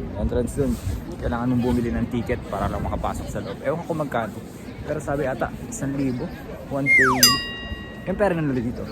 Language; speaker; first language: Filipino; non-native, local second language; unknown